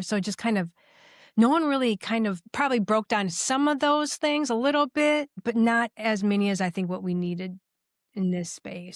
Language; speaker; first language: English; native; English